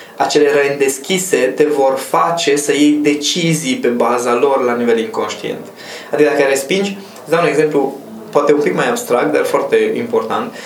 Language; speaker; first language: Romanian; non-native, local second language; Hungarian